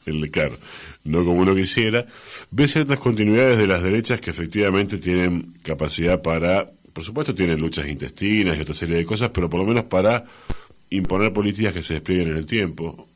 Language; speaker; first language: Spanish; native; Spanish